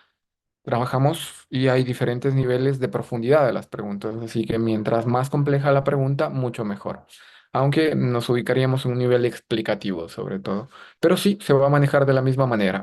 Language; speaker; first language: Spanish; native; Spanish